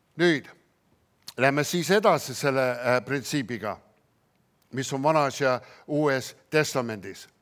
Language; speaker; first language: Estonian; early bilingual, heritage; Estonian